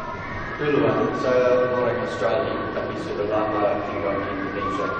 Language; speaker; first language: Indonesian; non-native, fluent; English